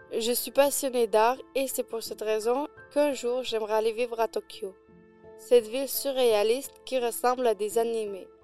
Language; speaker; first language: French; early bilingual, other home language; Arabic